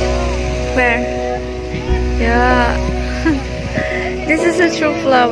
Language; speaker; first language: English; non-native, learner; Indonesian